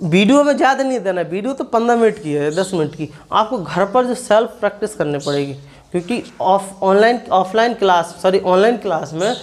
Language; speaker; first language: Hindi; non-native, local second language; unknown